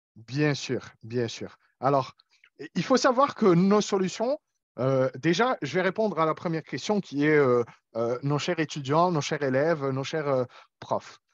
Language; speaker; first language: French; non-native, local second language; Arabic